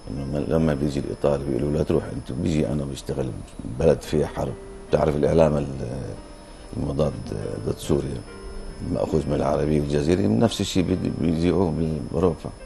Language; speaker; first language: Arabic; native; Arabic